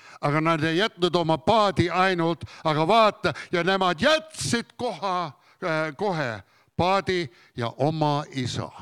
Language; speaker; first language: Estonian; non-native, fluent; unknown